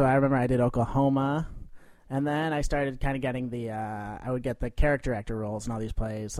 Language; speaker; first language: English; native; English